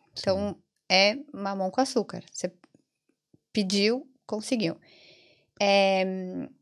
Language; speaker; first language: Portuguese; early bilingual, other home language; Italian